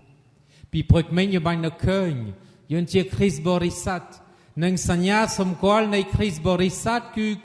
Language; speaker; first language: Khmer; non-native, fluent; French